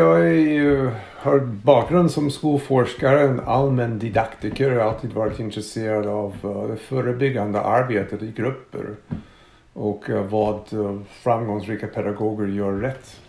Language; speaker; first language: Swedish; non-native, fluent; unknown